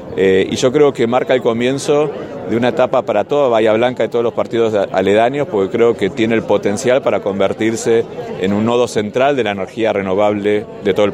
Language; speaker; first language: Spanish; native; Spanish